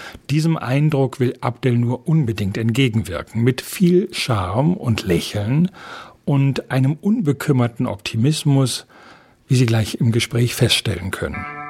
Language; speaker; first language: German; native; German